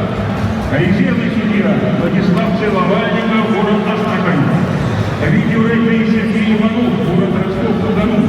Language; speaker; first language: Russian; native; Russian